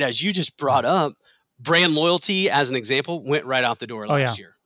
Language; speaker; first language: English; native; English